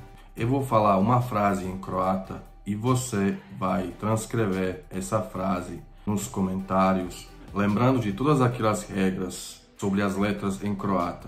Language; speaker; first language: Portuguese; non-native, fluent; Croatian